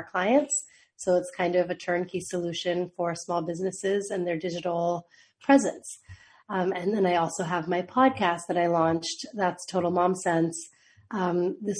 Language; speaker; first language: English; native; English